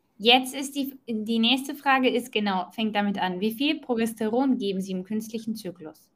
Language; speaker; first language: German; native; German